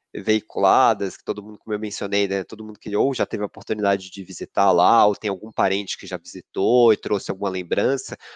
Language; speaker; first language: Portuguese; native; Portuguese